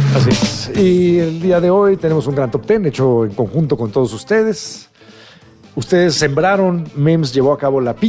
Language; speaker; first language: Spanish; native; Spanish